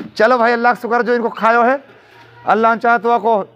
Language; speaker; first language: Hindi; native; Hindi